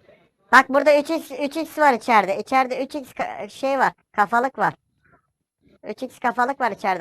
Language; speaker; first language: Turkish; native; Turkish